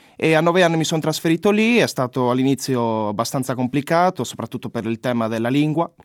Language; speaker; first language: Italian; native; Italian